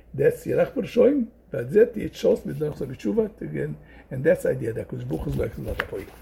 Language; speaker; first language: English; native; English